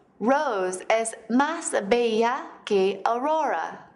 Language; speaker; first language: Spanish; non-native, fluent; English